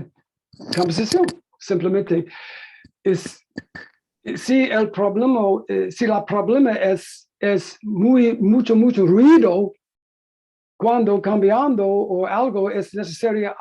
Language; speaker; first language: Spanish; non-native, learner; English